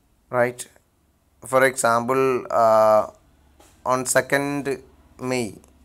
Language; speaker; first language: English; non-native, local second language; Malayalam